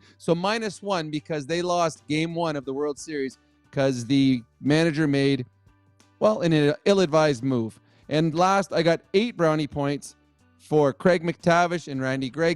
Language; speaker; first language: English; native; English